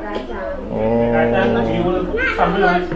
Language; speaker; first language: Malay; non-native, local second language; Javanese